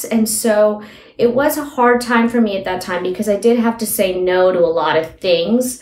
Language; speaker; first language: English; early bilingual, other home language; Hindi